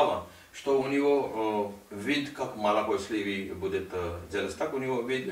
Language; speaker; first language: Russian; non-native, learner; Hindi